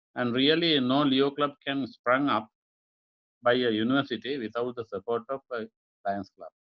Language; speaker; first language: English; non-native, local second language; Sinhala